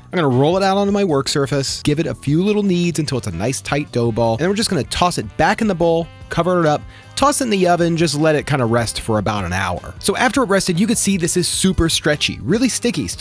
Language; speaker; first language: English; native; English